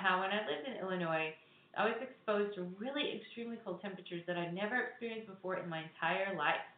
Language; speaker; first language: English; native; English